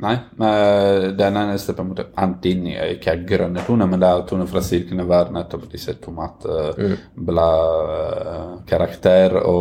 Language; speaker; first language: Norwegian; non-native, fluent; Italian